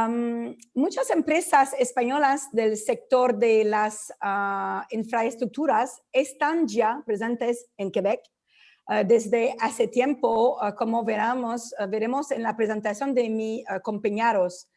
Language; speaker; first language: Spanish; non-native, fluent; French